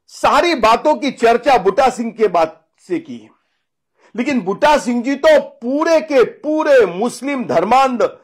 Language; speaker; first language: Hindi; non-native, local second language; Marathi